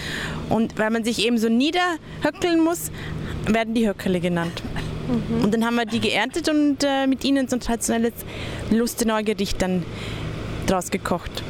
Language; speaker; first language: German; native; German